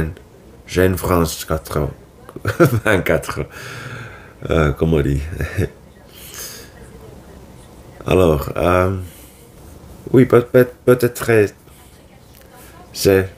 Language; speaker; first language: French; non-native, learner; Finnish